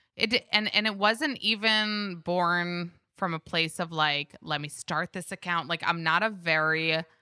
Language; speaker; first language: English; early bilingual, other home language; Hebrew